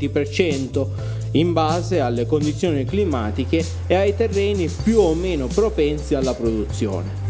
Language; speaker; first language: Italian; native; Italian